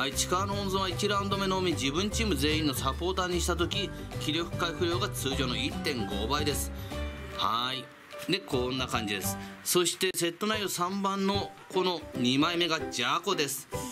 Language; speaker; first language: Japanese; native; Japanese